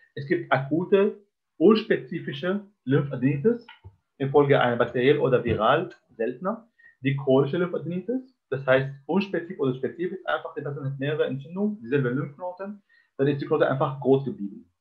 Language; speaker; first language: German; non-native, fluent; Arabic